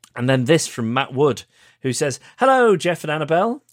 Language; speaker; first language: English; native; English